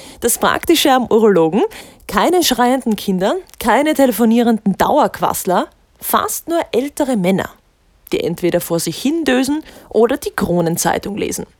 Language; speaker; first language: German; native; German